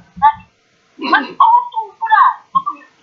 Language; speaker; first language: Norwegian; native; Norwegian